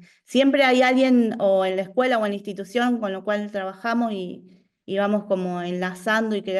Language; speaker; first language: Spanish; native; Spanish